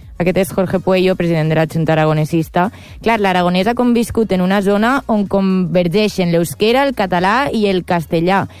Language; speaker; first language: Catalan; native; Catalan